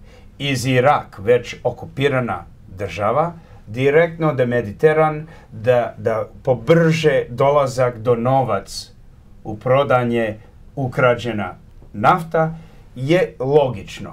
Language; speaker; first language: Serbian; early bilingual, heritage; Croatian